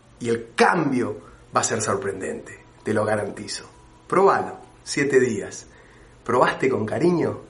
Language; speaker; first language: Spanish; native; Spanish